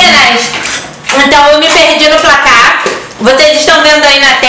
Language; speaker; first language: Portuguese; native; Portuguese